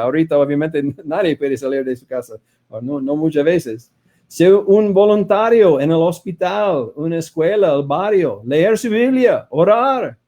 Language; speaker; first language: Spanish; non-native, fluent; English